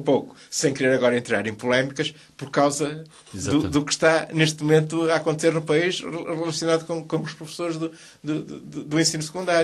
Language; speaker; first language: Portuguese; native; Portuguese